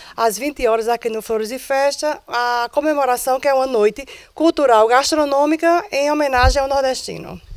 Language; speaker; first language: Portuguese; native; Portuguese